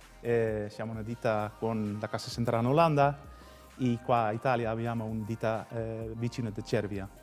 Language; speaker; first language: Italian; non-native, fluent; Dutch